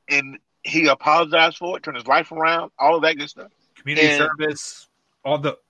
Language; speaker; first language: English; native; English